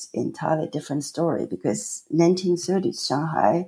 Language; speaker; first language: English; non-native, fluent; Chinese